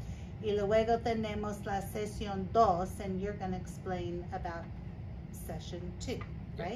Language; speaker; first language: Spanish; non-native, learner; English